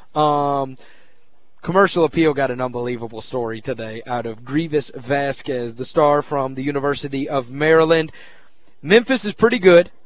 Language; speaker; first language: English; native; English